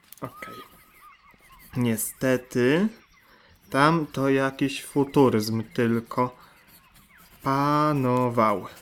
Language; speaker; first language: Polish; native; Polish